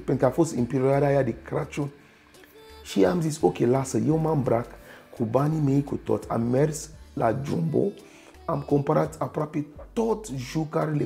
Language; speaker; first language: Romanian; non-native, fluent; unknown